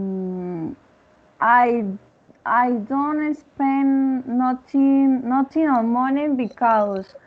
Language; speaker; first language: English; non-native, learner; Spanish